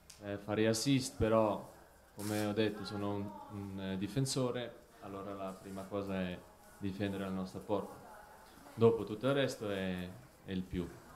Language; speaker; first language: Italian; non-native, fluent; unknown